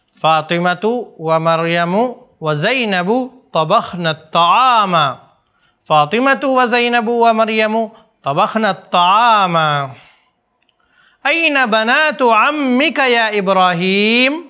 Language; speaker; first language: Arabic; non-native, fluent; Urdu